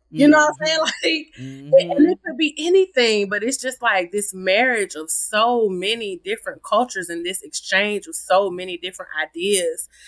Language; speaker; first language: English; native; English